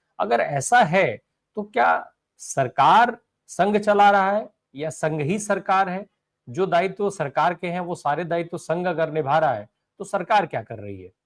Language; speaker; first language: Hindi; native; Hindi